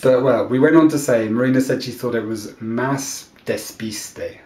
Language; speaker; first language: English; native; English